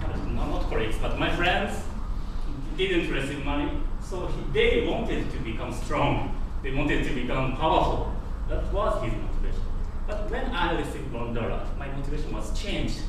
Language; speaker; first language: English; non-native, fluent; Japanese